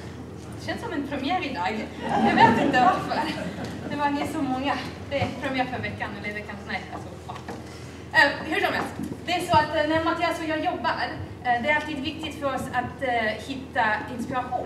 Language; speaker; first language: Swedish; non-native, fluent; French